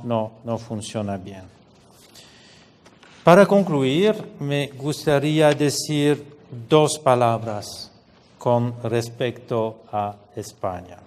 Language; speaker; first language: Spanish; non-native, fluent; French